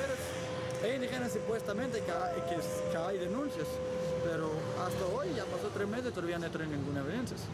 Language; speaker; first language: Spanish; native; Spanish